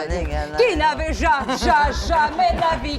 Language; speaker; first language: French; native; French